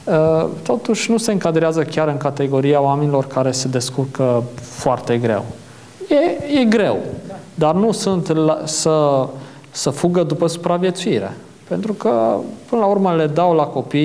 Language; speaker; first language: Romanian; native; Romanian